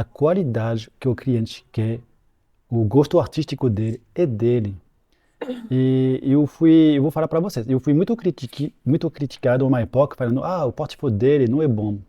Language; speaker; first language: Portuguese; non-native, fluent; French